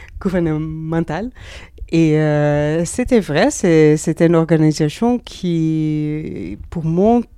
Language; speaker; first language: French; non-native, learner; Dutch